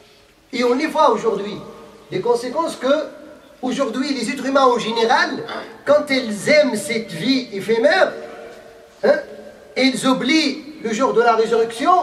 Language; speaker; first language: French; non-native, fluent; Arabic